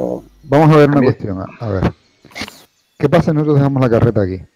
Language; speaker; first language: Spanish; native; Spanish